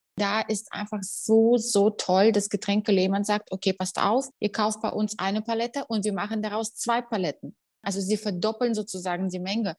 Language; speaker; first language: German; non-native, fluent; Russian